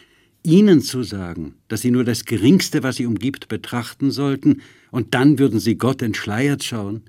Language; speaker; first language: German; native; German